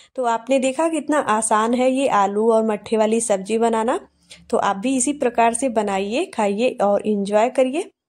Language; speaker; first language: Hindi; native; Hindi